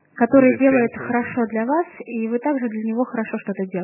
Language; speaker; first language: Russian; native; Russian